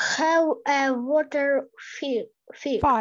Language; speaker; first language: English; non-native, learner; Ukrainian